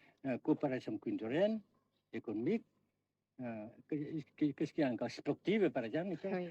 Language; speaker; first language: French; non-native, local second language; Vietnamese